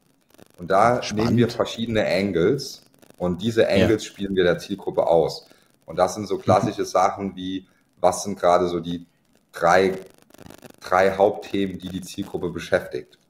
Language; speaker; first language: German; native; German